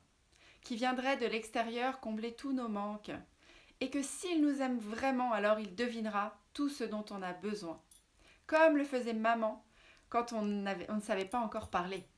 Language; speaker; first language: French; native; French